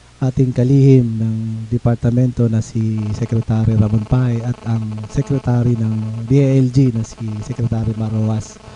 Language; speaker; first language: Filipino; non-native, local second language; Bikol